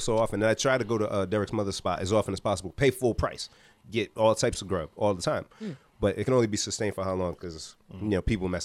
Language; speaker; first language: English; native; English